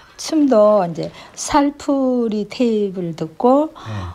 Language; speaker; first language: Korean; native; Korean